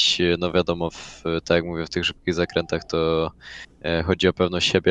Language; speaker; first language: Polish; native; Polish